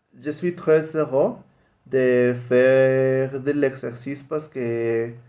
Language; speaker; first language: French; non-native, learner; Spanish